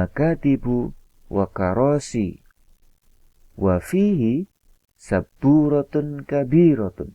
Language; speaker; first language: Arabic; non-native, fluent; Indonesian